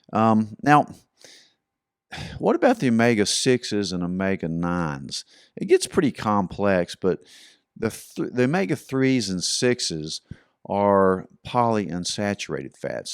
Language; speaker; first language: English; native; English